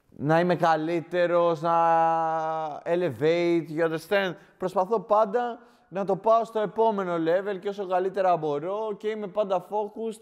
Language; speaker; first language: Greek; native; Greek